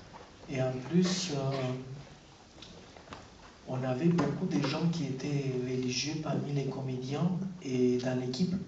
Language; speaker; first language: French; non-native, fluent; Romanian